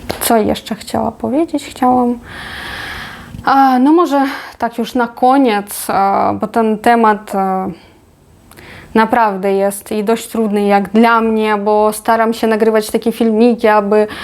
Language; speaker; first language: Polish; non-native, fluent; Ukrainian